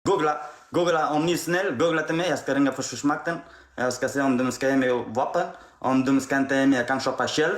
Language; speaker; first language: Swedish; non-native, learner; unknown